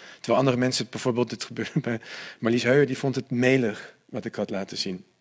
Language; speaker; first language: Dutch; native; Dutch